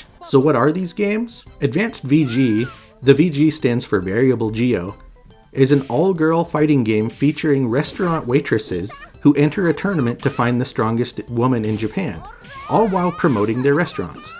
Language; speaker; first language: English; native; English